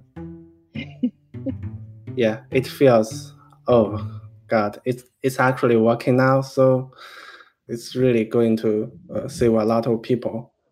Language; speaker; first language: English; non-native, fluent; Chinese